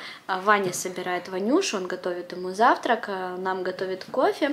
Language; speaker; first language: Russian; native; Russian